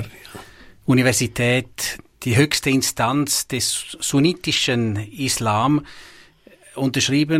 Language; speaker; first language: German; native; German